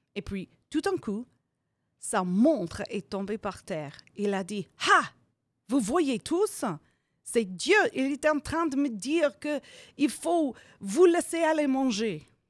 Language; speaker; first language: French; non-native, fluent; English